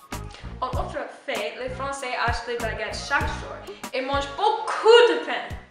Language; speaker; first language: French; non-native, learner; English